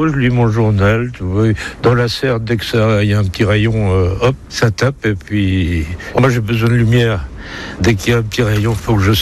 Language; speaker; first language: French; native; French